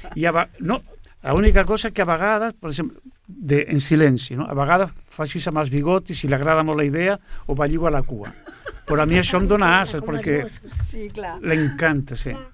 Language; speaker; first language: Catalan; non-native, fluent; Portuguese